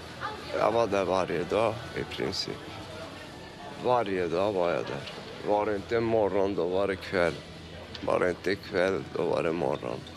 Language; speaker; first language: Swedish; non-native, fluent; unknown